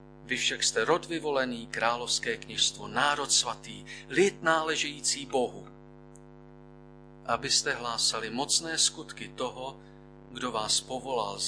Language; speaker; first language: Czech; native; Czech